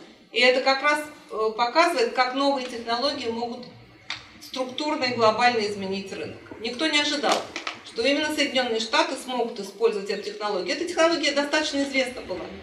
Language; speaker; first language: Russian; native; Russian